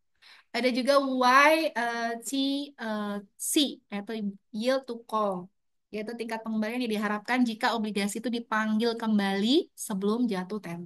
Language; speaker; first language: Indonesian; native; Indonesian